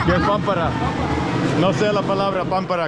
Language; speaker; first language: Spanish; non-native, learner; Finnish